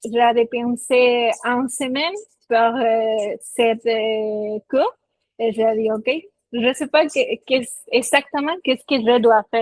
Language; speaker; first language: French; non-native, fluent; Spanish